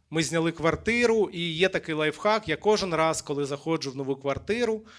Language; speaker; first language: Ukrainian; native; Ukrainian